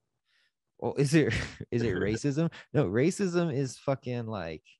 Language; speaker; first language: English; native; English